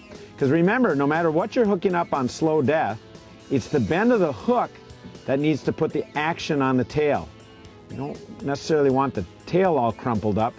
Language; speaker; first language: English; native; English